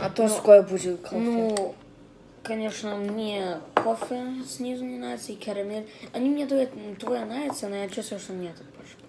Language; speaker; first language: Russian; early bilingual, heritage; Russian